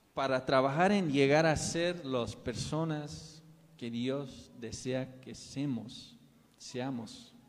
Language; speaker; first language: Spanish; non-native, fluent; English